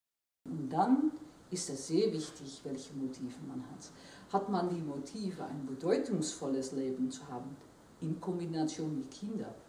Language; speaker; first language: German; non-native, fluent; Dutch